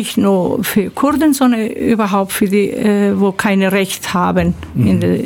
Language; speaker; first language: German; early bilingual, other home language; Turkish